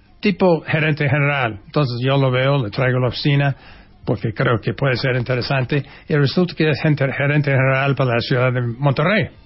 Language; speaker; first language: Spanish; non-native, fluent; English